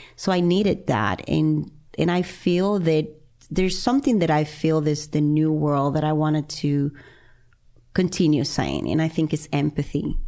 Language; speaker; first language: English; non-native, fluent; Spanish